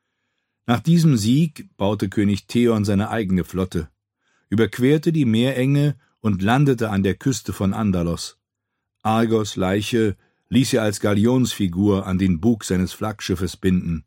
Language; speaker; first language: German; native; German